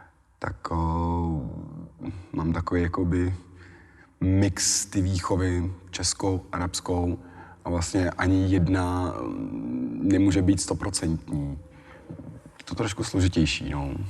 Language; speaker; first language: Czech; early bilingual, other home language; Arabic